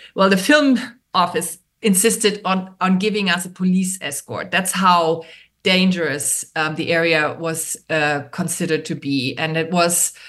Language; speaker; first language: English; non-native, fluent; German